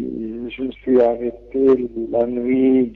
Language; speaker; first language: French; non-native, local second language; Arabic